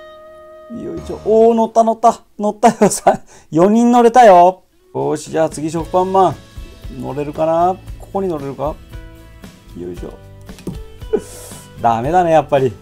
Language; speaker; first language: Japanese; native; Japanese